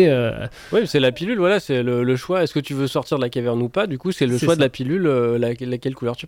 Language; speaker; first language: French; native; French